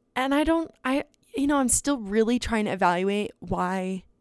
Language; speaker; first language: English; native; English